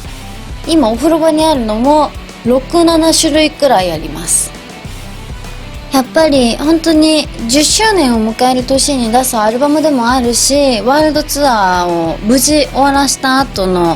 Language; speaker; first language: Japanese; native; Japanese